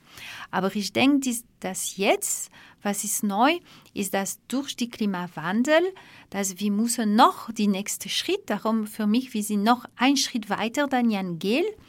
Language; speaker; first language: German; non-native, fluent; French